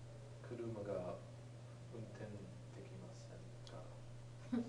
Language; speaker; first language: Japanese; non-native, learner; English